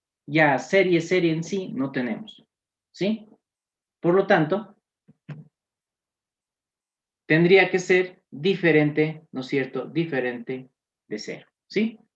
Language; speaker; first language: Spanish; native; Spanish